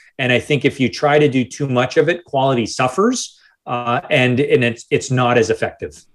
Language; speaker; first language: English; native; English